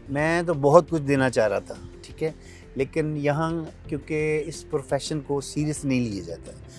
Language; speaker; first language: Urdu; non-native, local second language; Punjabi